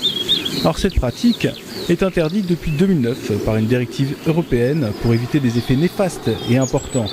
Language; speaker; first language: French; native; French